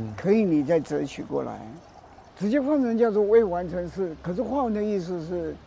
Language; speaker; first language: Chinese; native; Chinese